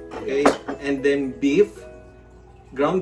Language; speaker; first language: English; non-native, local second language; Filipino